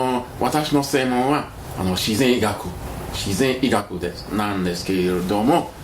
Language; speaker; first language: Japanese; non-native, learner; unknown